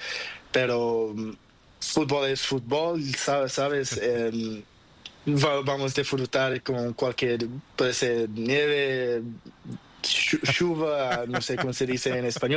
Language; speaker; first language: Spanish; non-native, learner; Portuguese